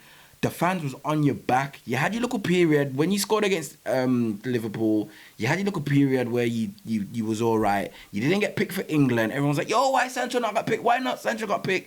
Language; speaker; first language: English; native; English